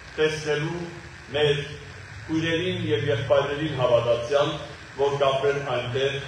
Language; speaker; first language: Armenian; native; Armenian